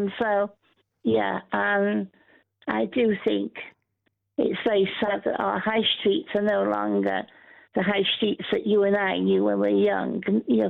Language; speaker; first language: English; native; English